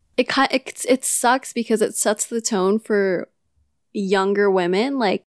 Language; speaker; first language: English; non-native, local second language; Filipino